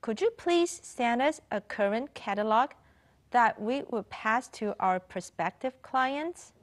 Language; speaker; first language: English; non-native, fluent; Chinese